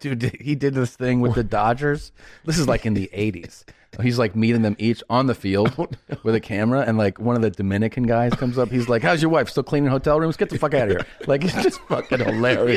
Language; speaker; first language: English; early bilingual, other home language; Spanish